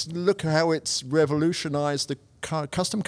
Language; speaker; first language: English; native; English